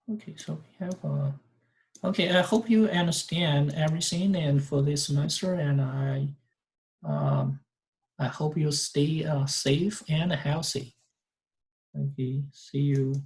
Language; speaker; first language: English; non-native, fluent; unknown